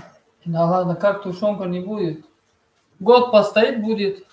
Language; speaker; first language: Russian; non-native, fluent; Tajik